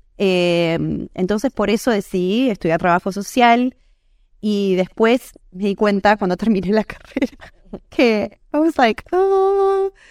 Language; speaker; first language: Spanish; native; Spanish